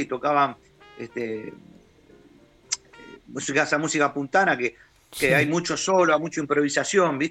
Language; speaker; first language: Spanish; native; Spanish